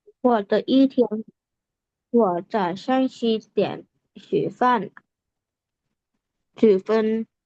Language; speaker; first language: Chinese; non-native, learner; Thai